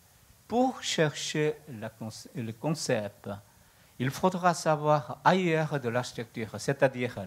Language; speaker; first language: French; non-native, learner; Korean